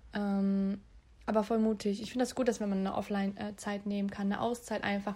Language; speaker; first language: German; early bilingual, other home language; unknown